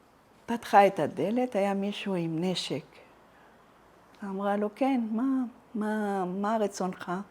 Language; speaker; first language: Hebrew; non-native, fluent; Arabic